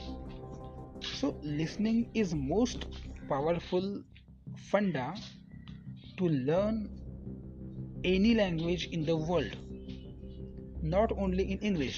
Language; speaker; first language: English; non-native, local second language; Marathi